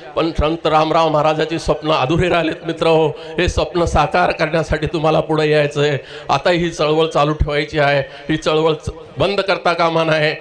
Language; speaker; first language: Marathi; non-native, local second language; Lambadi